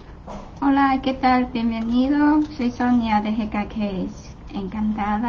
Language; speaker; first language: Spanish; non-native, learner; Chinese